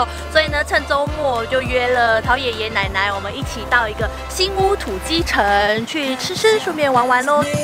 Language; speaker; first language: Chinese; native; Chinese